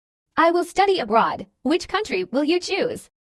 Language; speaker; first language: English; non-native, fluent; Burmese